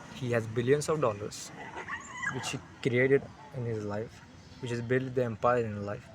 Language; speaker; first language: English; non-native, local second language; Marathi